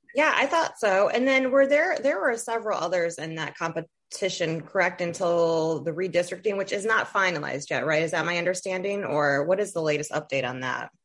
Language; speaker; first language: English; native; English